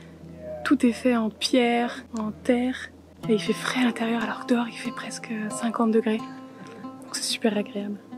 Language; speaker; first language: French; native; French